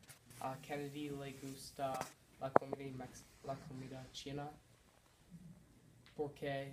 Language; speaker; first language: Spanish; non-native, learner; English